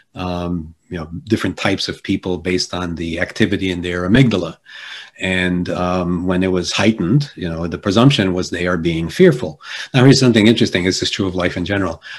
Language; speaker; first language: English; early bilingual, other home language; Polish